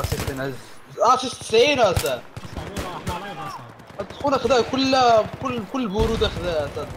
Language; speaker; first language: Arabic; native; Arabic